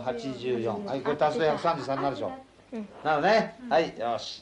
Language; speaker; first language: Japanese; native; Japanese